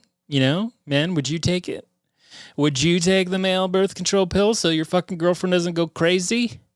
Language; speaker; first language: English; native; English